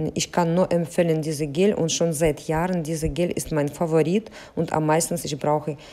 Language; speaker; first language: German; non-native, fluent; Russian